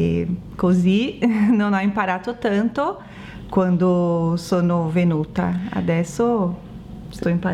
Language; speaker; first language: Italian; non-native, learner; Portuguese